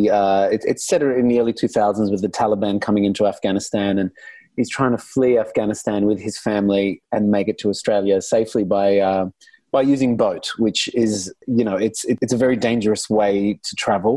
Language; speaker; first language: English; non-native, local second language; Arabic